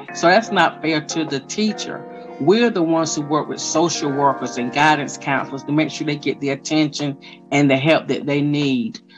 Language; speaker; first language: English; native; English